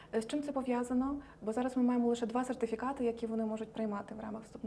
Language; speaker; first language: Ukrainian; native; Ukrainian